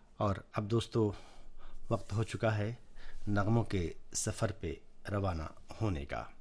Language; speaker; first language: Urdu; native; Urdu